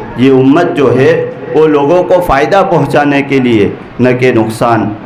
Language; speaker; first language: Urdu; non-native, local second language; Gujarati